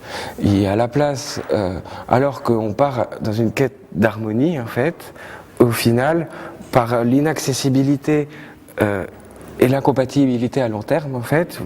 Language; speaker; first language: French; native; French